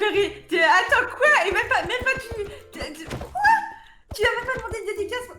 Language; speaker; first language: French; native; French